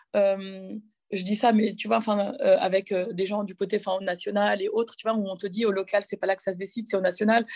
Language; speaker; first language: French; native; French